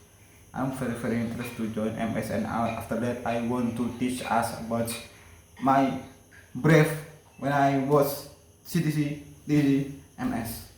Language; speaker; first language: English; non-native, learner; Indonesian